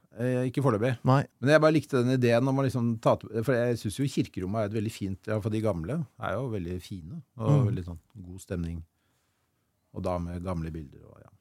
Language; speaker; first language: Norwegian; native; Norwegian